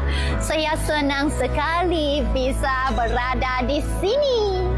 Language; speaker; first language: Indonesian; non-native, learner; Thai